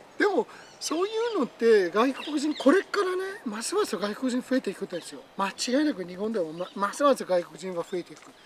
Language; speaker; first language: Japanese; non-native, fluent; Persian